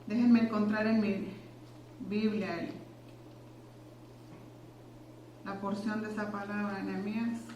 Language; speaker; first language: Spanish; native; Spanish